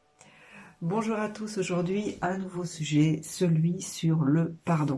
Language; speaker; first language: French; native; French